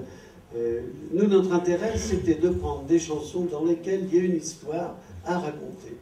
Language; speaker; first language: French; native; French